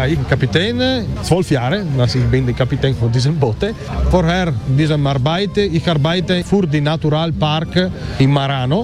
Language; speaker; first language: German; non-native, learner; Italian